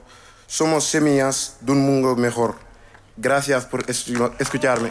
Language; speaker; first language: Spanish; non-native, learner; Wolof